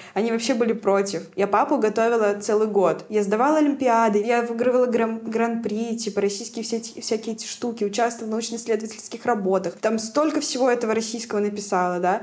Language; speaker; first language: Russian; native; Russian